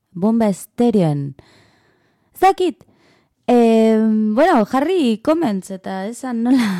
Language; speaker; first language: Basque; non-native, learner; Spanish